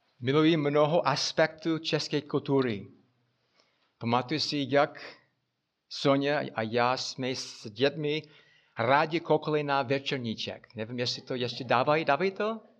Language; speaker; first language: Czech; non-native, fluent; English